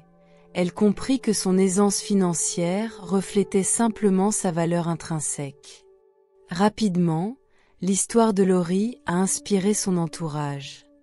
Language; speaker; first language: French; native; French